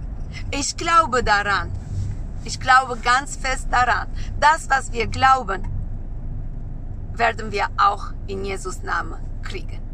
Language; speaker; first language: German; non-native, learner; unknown